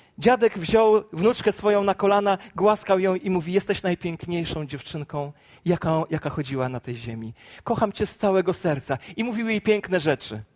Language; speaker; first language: Polish; native; Polish